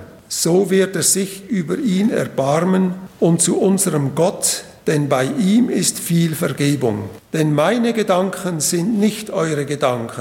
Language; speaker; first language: German; native; German